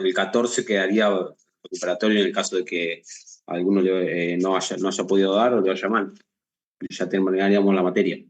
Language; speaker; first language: Spanish; native; Spanish